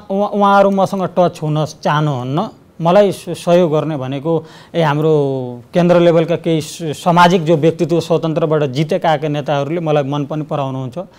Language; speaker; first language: Nepali; native; Nepali